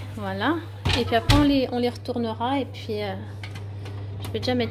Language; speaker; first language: French; native; French